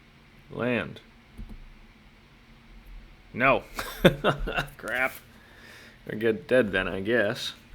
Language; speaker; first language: English; native; English